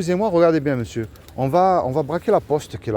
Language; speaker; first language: French; native; French